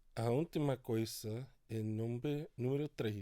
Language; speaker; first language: Portuguese; non-native, fluent; English